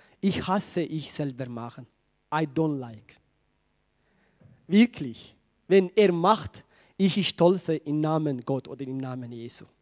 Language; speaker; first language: German; non-native, learner; Tigrinya